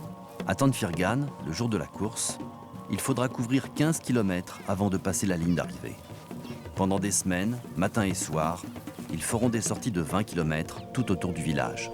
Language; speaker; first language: French; native; French